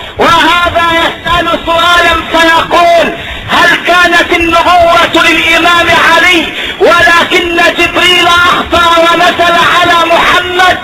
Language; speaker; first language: Arabic; native; Arabic